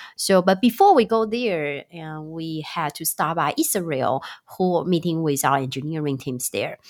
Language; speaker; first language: English; non-native, fluent; Chinese